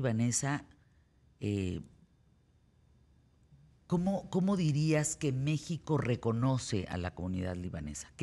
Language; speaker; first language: Spanish; native; Spanish